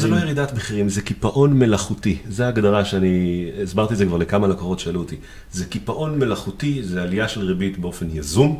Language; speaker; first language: Hebrew; native; Hebrew